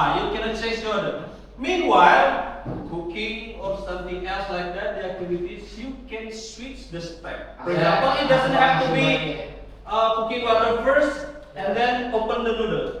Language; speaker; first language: English; non-native, fluent; Indonesian